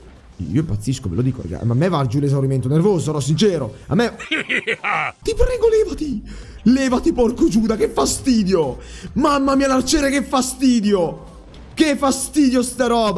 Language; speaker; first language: Italian; native; Italian